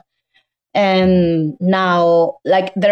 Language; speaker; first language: English; non-native, fluent; Spanish